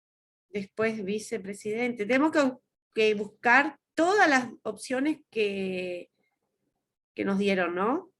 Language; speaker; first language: Spanish; native; Spanish